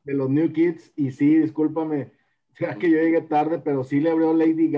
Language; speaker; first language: Spanish; native; Spanish